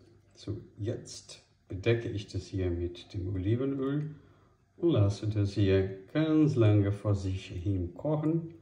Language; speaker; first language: German; non-native, fluent; Portuguese